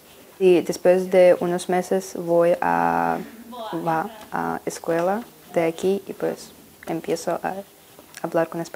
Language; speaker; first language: Spanish; non-native, learner; Ukrainian